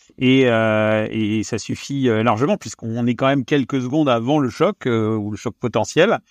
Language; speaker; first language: French; native; French